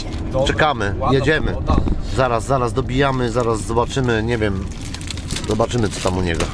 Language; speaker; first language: Polish; native; Polish